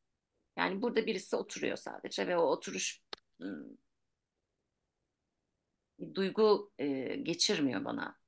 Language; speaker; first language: Turkish; native; Turkish